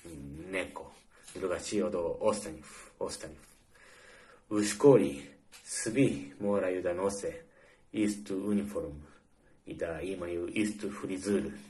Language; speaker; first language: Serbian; non-native, learner; Japanese